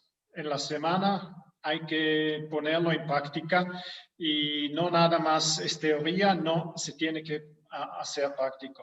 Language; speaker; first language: Spanish; non-native, fluent; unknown